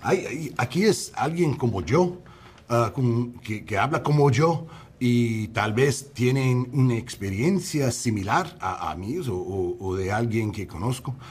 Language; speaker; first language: Spanish; non-native, learner; English